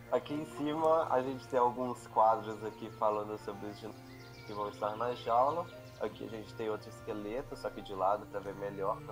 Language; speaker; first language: Portuguese; native; Portuguese